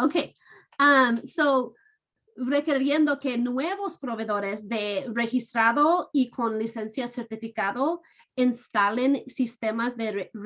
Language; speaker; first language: Spanish; non-native, fluent; English